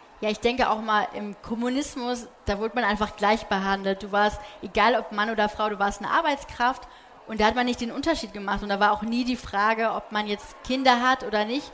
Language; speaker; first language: German; early bilingual, other home language; Polish